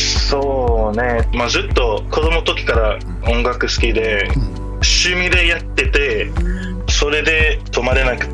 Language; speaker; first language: Japanese; non-native, fluent; English